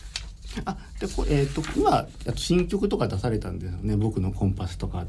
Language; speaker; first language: Japanese; native; Japanese